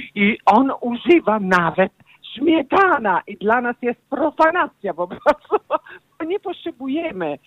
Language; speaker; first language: Polish; non-native, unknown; Italian